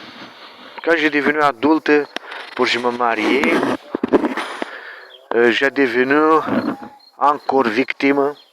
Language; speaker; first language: French; non-native, learner; Romanian